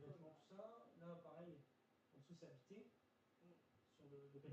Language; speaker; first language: French; native; French